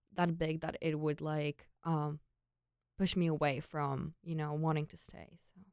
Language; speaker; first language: English; non-native, fluent; Czech